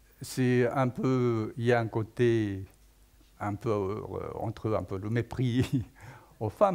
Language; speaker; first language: French; non-native, fluent; Japanese